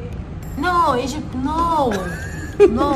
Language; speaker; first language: English; non-native, learner; Arabic